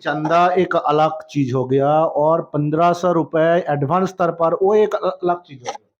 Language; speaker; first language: Hindi; non-native, local second language; Bangla